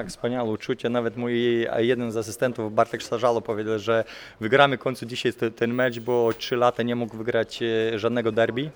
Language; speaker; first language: Polish; non-native, fluent; Lithuanian